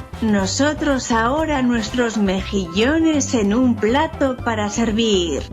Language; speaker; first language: Spanish; non-native, learner; Italian